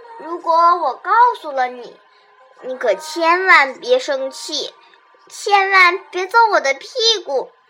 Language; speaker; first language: Chinese; native; Chinese